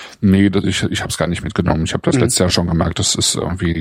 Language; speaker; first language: German; native; German